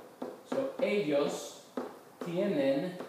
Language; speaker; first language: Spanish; non-native, fluent; English